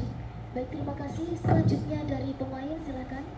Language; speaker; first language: Indonesian; native; Indonesian